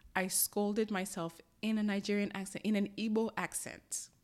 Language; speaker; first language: English; early bilingual, other home language; Yoruba